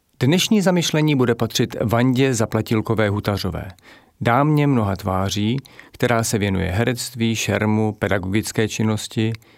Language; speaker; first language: Czech; native; Czech